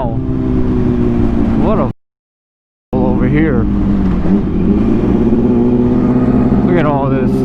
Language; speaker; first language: English; native; English